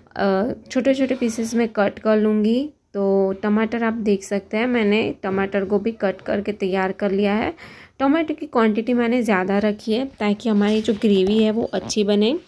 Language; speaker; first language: Hindi; non-native, local second language; Gujarati